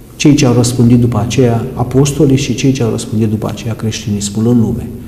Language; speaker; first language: Romanian; native; Romanian